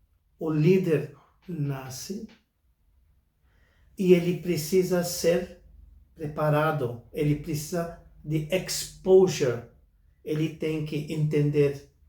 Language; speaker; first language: Portuguese; non-native, fluent; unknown